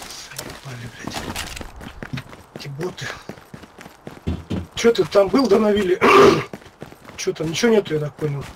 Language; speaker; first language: Russian; native; Russian